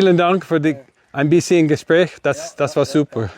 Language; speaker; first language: German; non-native, learner; English